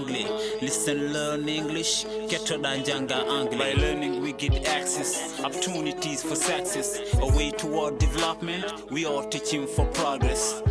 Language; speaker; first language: English; non-native, learner; Fula